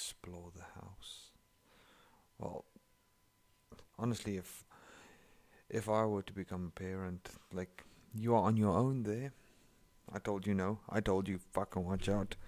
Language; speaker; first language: English; non-native, local second language; Afrikaans